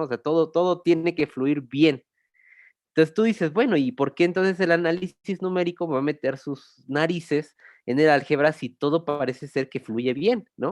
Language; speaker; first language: Spanish; native; Spanish